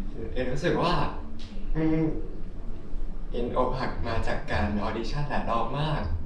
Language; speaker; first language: Thai; native; Thai